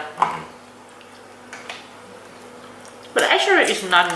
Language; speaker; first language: English; non-native, learner; Thai